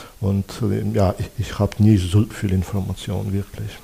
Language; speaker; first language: German; non-native, fluent; Belarusian